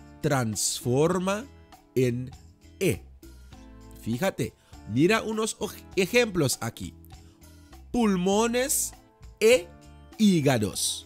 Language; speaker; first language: Spanish; non-native, fluent; Dutch